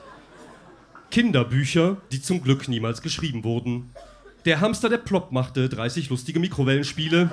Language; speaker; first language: German; native; German